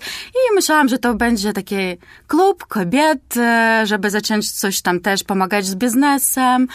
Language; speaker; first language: Polish; non-native, learner; Ukrainian